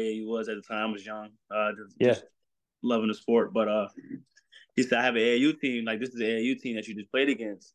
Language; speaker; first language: English; native; English